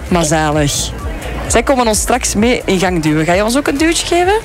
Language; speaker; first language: Dutch; native; Dutch